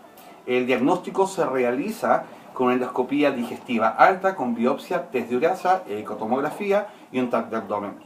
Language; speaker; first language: Spanish; native; Spanish